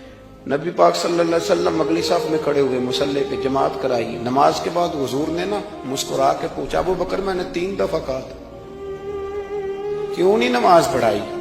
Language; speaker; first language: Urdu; non-native, local second language; Punjabi